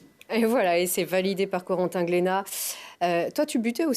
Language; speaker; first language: French; native; French